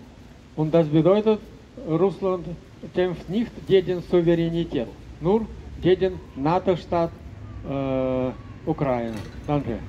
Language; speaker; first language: German; non-native, learner; Russian